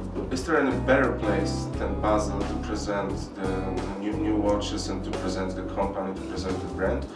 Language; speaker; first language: English; non-native, fluent; Polish